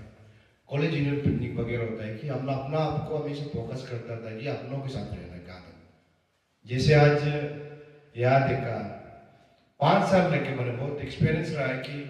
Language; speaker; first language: Hindi; non-native, local second language; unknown